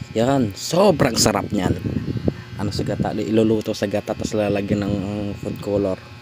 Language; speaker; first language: Filipino; non-native, local second language; Cebuano